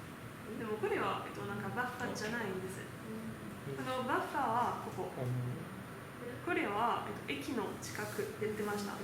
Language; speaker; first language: Japanese; non-native, learner; French